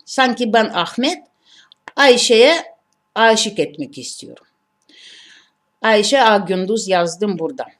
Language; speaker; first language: Turkish; non-native, learner; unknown